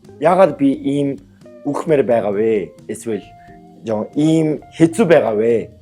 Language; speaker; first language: Mongolian; non-native, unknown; Korean